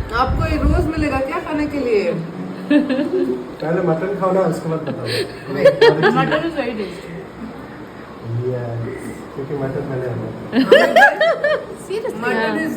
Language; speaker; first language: Hindi; non-native, local second language; Bangla